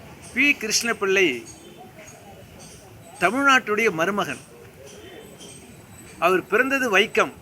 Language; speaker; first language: Tamil; native; Tamil